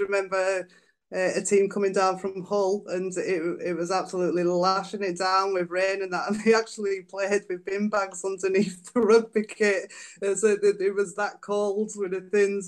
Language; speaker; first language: English; native; English